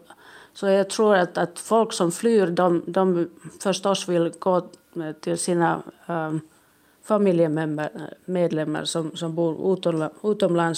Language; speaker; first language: Swedish; non-native, local second language; Finnish